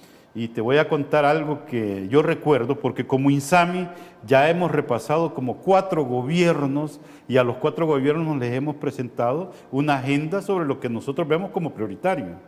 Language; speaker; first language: Spanish; native; Spanish